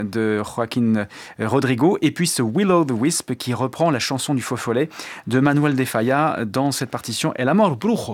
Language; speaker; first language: French; native; French